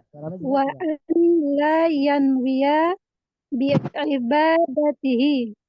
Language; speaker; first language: Arabic; non-native, learner; Indonesian